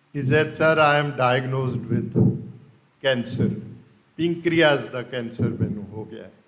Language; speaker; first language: English; non-native, local second language; Punjabi